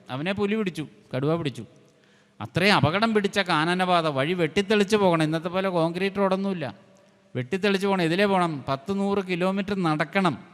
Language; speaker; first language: Malayalam; native; Malayalam